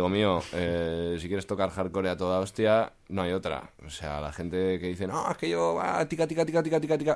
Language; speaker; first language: Spanish; native; Spanish